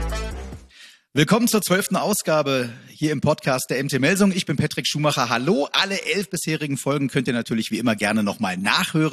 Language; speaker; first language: German; native; German